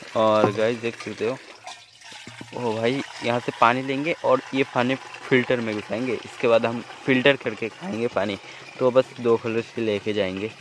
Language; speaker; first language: Hindi; non-native, local second language; Bangla